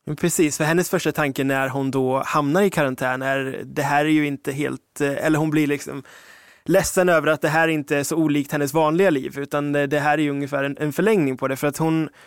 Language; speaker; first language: Swedish; early bilingual, other home language; English